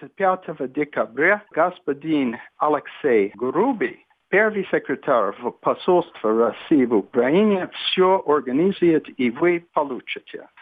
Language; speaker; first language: Russian; non-native, fluent; English